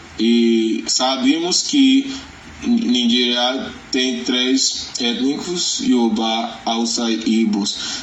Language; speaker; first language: Portuguese; non-native, learner; Yoruba